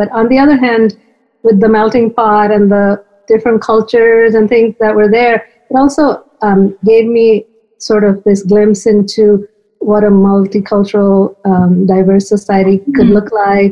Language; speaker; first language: English; non-native, local second language; Hindi